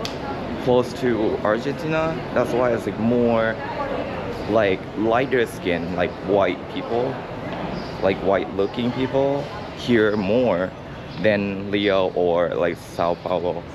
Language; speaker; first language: English; non-native, fluent; Japanese